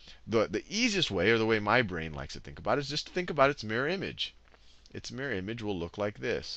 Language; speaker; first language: English; native; English